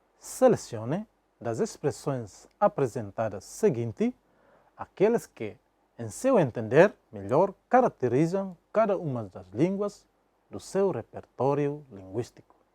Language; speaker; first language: Portuguese; non-native, local second language; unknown